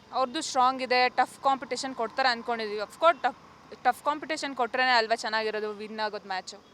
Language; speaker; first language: Kannada; native; Kannada